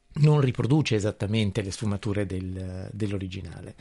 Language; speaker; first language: Italian; native; Italian